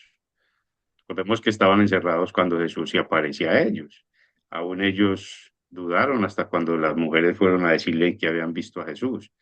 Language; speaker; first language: Spanish; native; Spanish